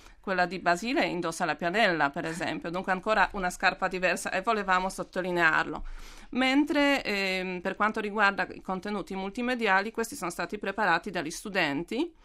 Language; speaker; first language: Italian; non-native, fluent; Polish